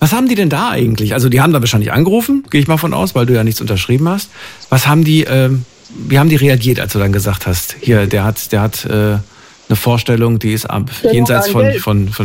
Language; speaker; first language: German; native; German